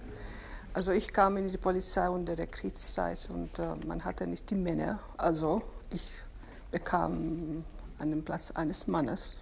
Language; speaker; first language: German; non-native, fluent; Finnish